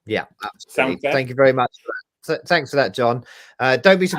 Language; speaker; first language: English; native; English